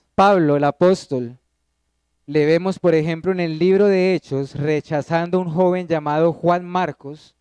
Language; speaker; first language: Spanish; native; Spanish